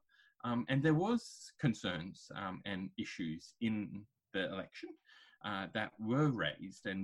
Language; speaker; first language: English; native; English